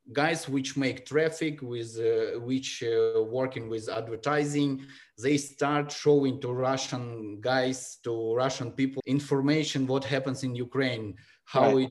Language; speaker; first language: English; non-native, learner; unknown